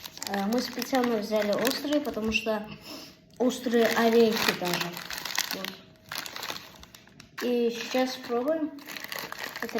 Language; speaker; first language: Russian; non-native, local second language; Azerbaijani